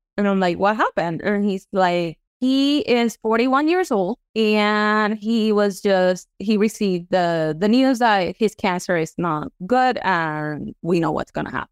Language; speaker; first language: English; non-native, fluent; Spanish